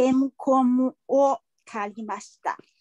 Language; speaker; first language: Japanese; non-native, learner; Chinese